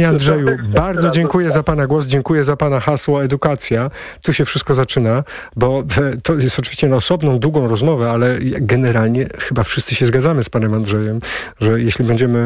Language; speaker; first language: Polish; native; Polish